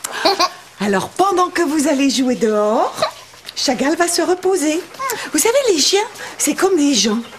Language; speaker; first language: French; native; French